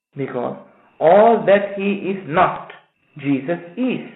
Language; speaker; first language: English; non-native, local second language; Sinhala